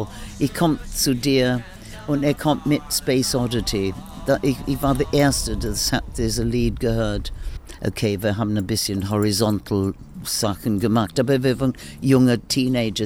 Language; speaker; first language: German; non-native, learner; English